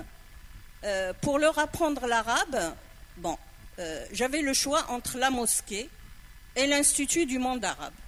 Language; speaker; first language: French; non-native, local second language; Arabic